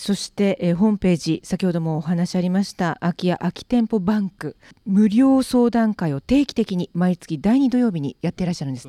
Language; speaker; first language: Japanese; native; Japanese